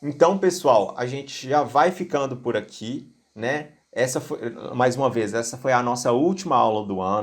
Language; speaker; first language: Portuguese; native; Portuguese